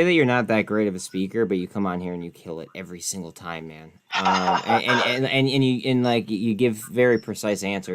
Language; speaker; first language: English; native; English